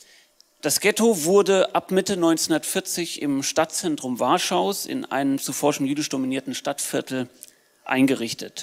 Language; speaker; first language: German; native; German